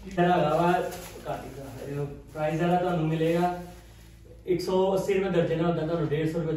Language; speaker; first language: Hindi; non-native, local second language; Punjabi